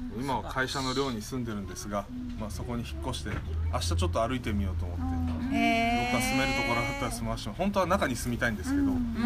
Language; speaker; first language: Japanese; native; Japanese